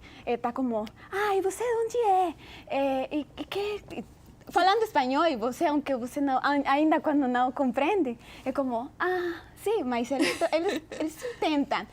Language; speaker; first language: Portuguese; non-native, learner; Spanish